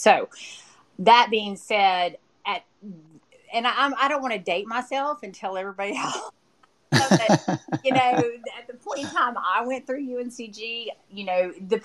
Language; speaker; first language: English; native; English